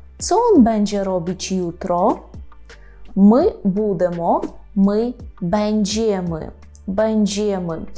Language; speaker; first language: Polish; non-native, fluent; Ukrainian